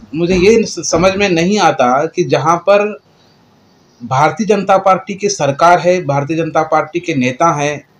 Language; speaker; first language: Hindi; non-native, local second language; Marathi